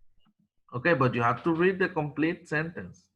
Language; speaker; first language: English; non-native, fluent; Spanish